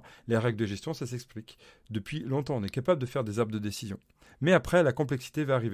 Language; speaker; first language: French; native; French